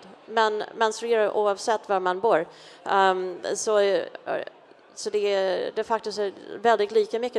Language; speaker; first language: Swedish; non-native, fluent; English